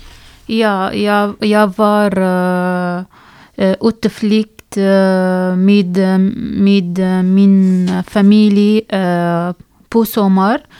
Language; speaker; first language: Swedish; non-native, learner; Arabic